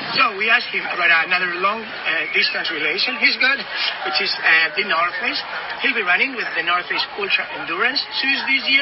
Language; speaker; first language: English; non-native, fluent; Spanish